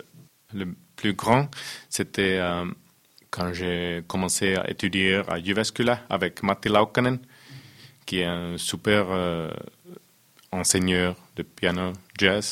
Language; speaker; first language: French; non-native, fluent; Finnish